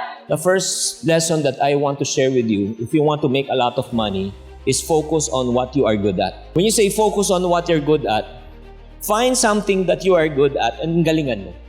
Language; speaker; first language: English; non-native, local second language; Filipino